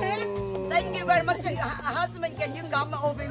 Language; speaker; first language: English; non-native, fluent; Vietnamese